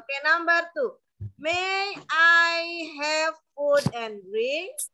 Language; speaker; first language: English; non-native, learner; Indonesian